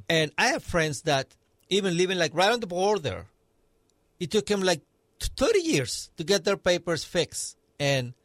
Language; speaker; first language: English; non-native, fluent; Spanish